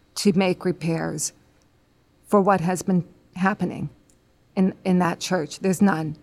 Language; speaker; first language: English; native; English